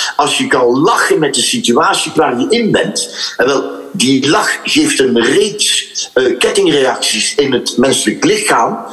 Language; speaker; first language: Dutch; native; Dutch